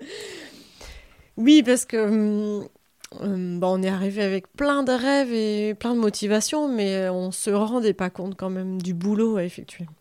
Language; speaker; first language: French; native; French